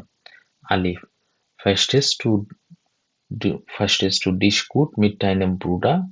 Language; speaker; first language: German; non-native, learner; Bangla